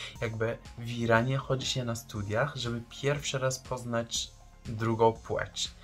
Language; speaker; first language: Polish; non-native, fluent; Persian